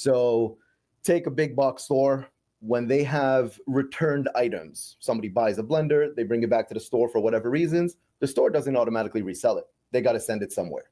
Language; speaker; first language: English; native; English